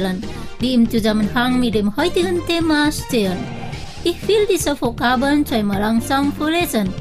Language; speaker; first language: German; non-native, fluent; Indonesian